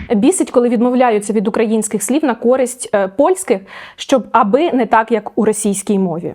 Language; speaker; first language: Ukrainian; native; Ukrainian